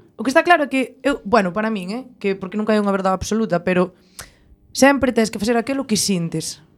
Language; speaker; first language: Galician; non-native, local second language; Spanish